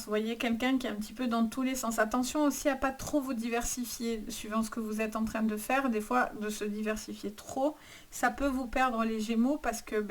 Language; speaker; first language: French; native; French